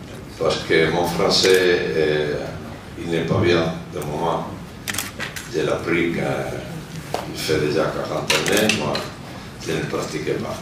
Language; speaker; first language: French; non-native, learner; Spanish